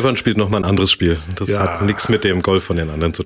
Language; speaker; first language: German; native; German